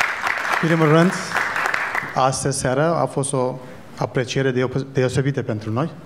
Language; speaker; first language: Romanian; non-native, learner; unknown